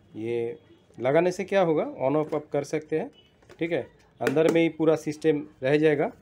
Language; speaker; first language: Hindi; non-native, local second language; Bangla